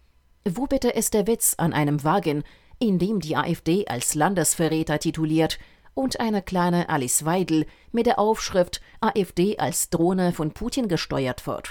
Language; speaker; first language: German; native; German